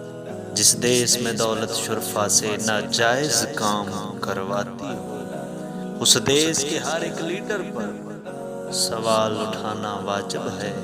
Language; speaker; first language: Urdu; native; Urdu